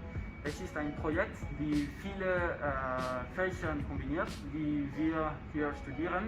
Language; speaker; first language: German; non-native, fluent; French